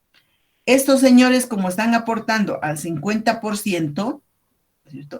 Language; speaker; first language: Spanish; native; Spanish